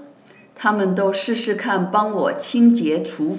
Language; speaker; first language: Chinese; non-native, learner; English